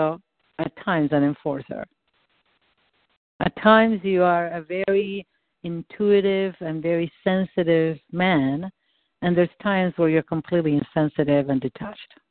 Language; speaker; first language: English; non-native, fluent; Spanish